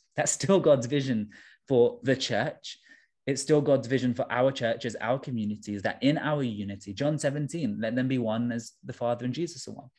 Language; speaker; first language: English; native; English